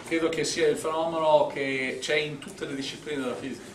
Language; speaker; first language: Italian; native; Italian